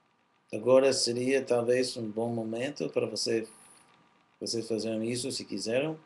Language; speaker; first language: Portuguese; non-native, fluent; English